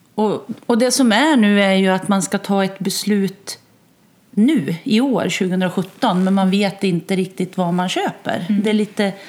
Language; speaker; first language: Swedish; native; Swedish